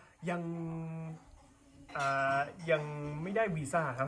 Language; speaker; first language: Thai; non-native, fluent; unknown